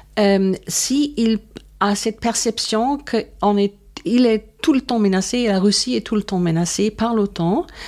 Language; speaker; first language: French; non-native, fluent; German